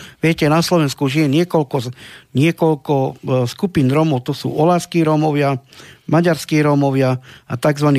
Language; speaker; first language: Slovak; non-native, local second language; Romany